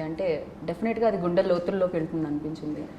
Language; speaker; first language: Telugu; native; Telugu